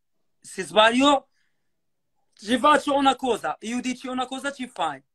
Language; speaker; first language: Italian; non-native, learner; Arabic